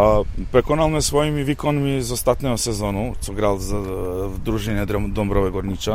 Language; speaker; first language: Polish; non-native, fluent; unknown